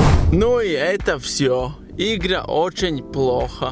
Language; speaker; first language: Russian; non-native, learner; Latvian